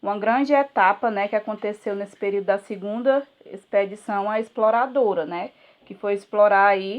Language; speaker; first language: Portuguese; native; Portuguese